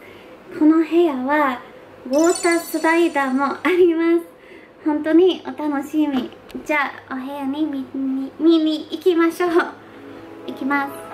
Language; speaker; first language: Japanese; non-native, fluent; English